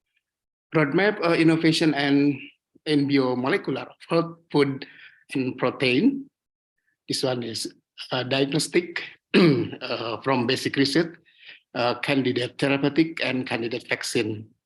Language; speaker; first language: English; non-native, learner; Indonesian